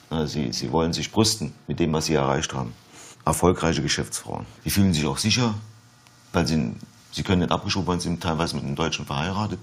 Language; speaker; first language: German; native; German